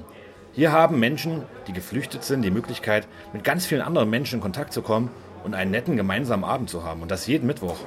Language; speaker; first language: German; native; German